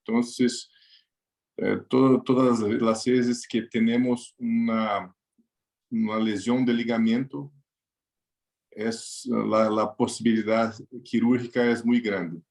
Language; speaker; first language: Spanish; non-native, learner; Portuguese